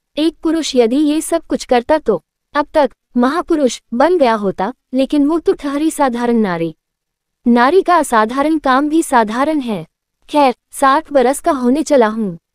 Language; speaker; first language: Hindi; native; Hindi